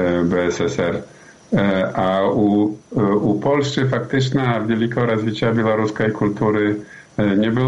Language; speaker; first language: Polish; non-native, learner; Belarusian